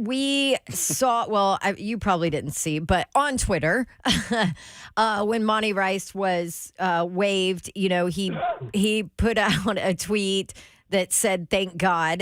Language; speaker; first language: English; native; English